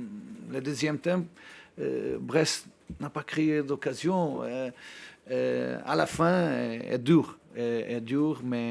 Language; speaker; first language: French; non-native, learner; Portuguese